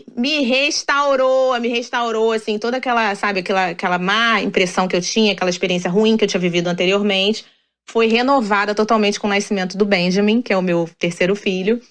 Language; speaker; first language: Portuguese; native; Portuguese